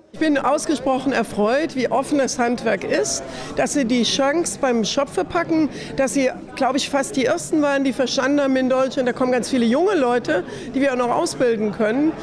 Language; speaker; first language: German; native; German